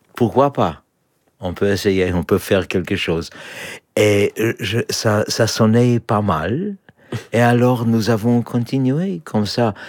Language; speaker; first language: French; non-native, fluent; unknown